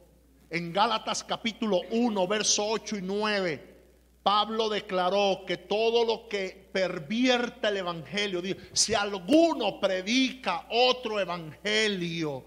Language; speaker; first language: Spanish; native; Spanish